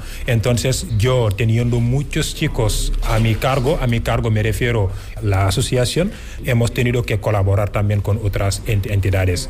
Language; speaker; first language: Spanish; non-native, fluent; Wolof